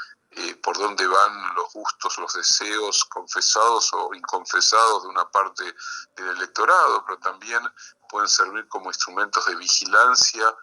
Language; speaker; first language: Spanish; native; Spanish